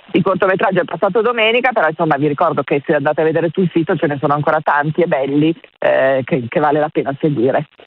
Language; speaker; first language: Italian; native; Italian